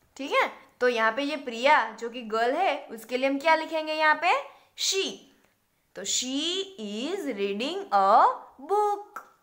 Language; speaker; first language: Hindi; non-native, local second language; Gujarati